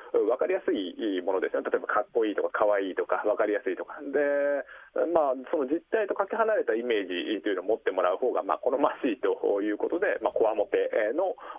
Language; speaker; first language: Japanese; native; Japanese